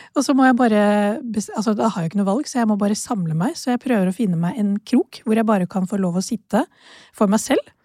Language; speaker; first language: Norwegian; early bilingual, other home language; Urdu